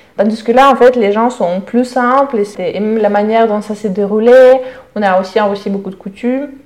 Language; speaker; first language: French; non-native, fluent; Russian